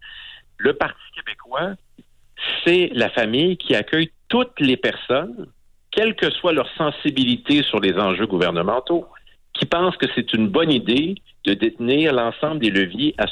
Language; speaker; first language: French; native; French